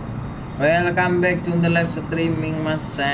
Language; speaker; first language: English; non-native, local second language; Indonesian